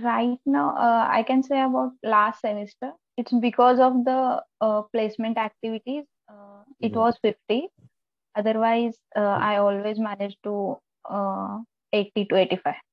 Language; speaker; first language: English; non-native, local second language; Marathi